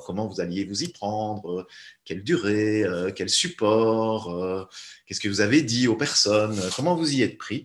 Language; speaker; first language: French; native; French